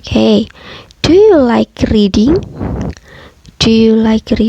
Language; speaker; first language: English; non-native, fluent; Indonesian